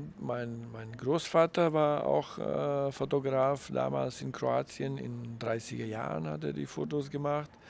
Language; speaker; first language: German; non-native, fluent; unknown